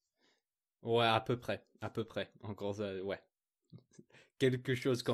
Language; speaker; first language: French; non-native, fluent; English